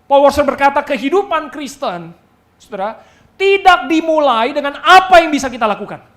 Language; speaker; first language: Indonesian; native; Indonesian